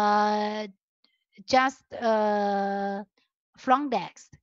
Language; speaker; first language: English; non-native, learner; Chinese